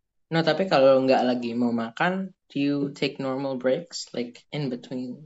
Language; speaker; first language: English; non-native, fluent; Indonesian